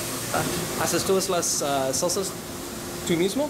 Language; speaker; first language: Spanish; non-native, learner; English